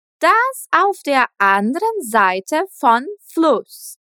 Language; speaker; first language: German; non-native, fluent; Portuguese